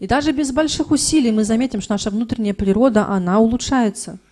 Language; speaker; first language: Russian; native; Russian